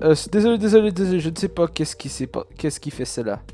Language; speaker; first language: French; native; French